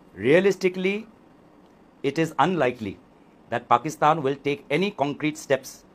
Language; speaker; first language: English; non-native, local second language; Assamese